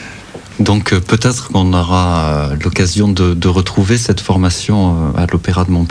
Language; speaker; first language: French; native; French